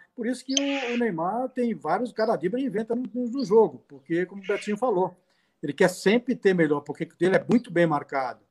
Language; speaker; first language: Portuguese; native; Portuguese